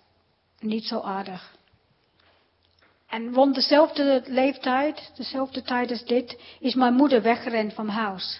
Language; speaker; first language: Dutch; non-native, fluent; English